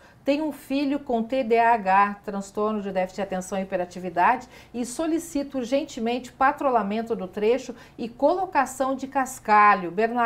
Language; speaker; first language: Portuguese; native; Portuguese